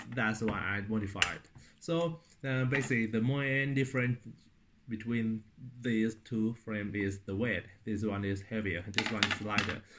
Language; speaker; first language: English; non-native, fluent; Thai